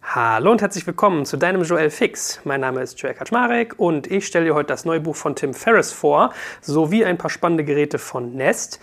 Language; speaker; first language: German; native; German